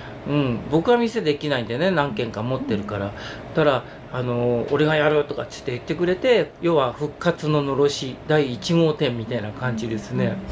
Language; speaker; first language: Japanese; native; Japanese